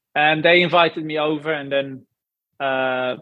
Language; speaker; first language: English; non-native, fluent; Dutch